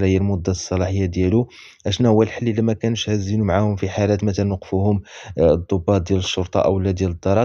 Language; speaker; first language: Arabic; native; Arabic